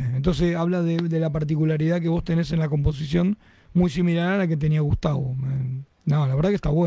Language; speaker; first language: Spanish; native; Spanish